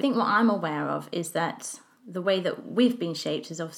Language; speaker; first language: English; native; English